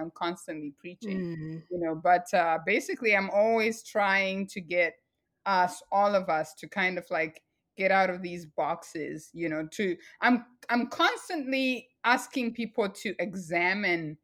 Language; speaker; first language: English; non-native, local second language; Shona